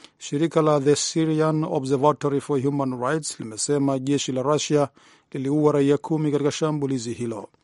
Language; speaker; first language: Swahili; non-native, local second language; Rundi